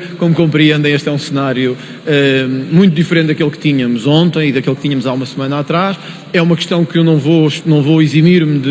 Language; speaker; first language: Portuguese; native; Portuguese